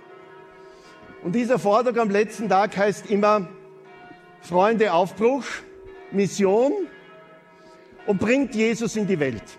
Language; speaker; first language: German; native; German